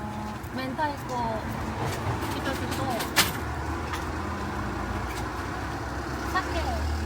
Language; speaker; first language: Japanese; non-native, learner; Korean